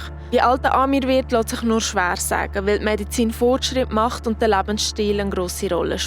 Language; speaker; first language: German; native; German